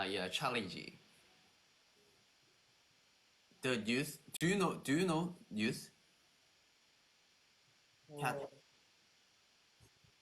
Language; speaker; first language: English; non-native, learner; Korean